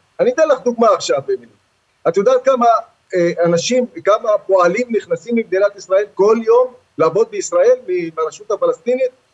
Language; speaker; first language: Hebrew; non-native, local second language; Arabic